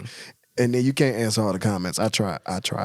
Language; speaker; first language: English; native; English